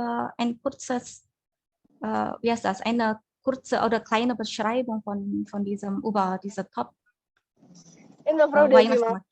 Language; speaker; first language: German; non-native, fluent; Indonesian